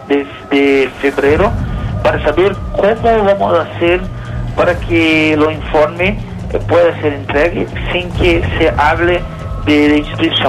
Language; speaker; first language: Spanish; non-native, learner; Portuguese